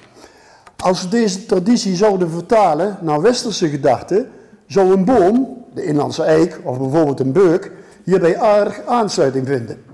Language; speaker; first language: Dutch; native; Dutch